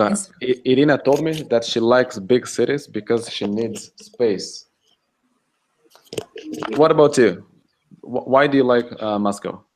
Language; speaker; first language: English; non-native, fluent; Russian